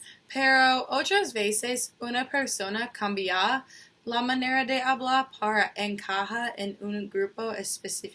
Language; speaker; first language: Spanish; non-native, learner; English